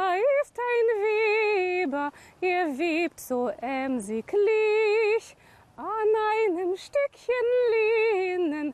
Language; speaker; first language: German; native; German